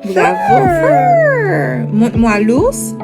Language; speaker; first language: French; non-native, local second language; Haitian Creole